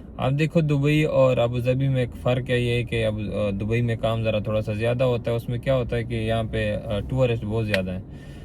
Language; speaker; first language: Urdu; non-native, local second language; Pashto